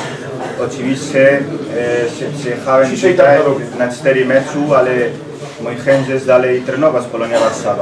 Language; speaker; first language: Polish; non-native, learner; Spanish